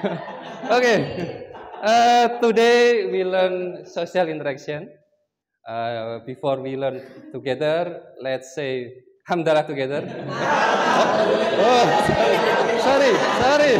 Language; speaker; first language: English; non-native, learner; Indonesian